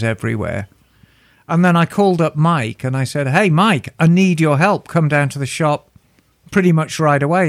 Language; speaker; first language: English; native; English